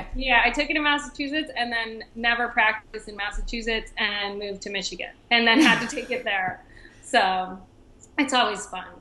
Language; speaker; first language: English; native; English